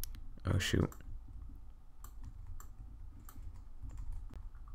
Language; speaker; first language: English; native; English